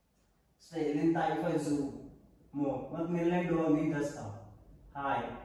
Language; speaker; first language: Vietnamese; non-native, learner; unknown